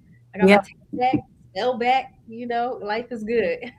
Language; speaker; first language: English; native; English